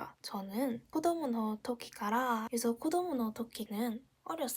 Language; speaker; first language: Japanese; non-native, fluent; Korean